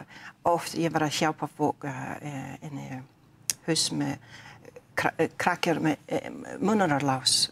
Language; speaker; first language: Icelandic; non-native, learner; English